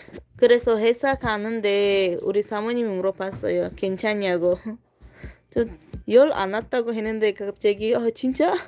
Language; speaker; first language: Korean; non-native, fluent; Tajik